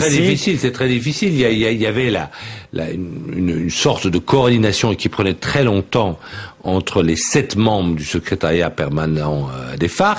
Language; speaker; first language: French; native; French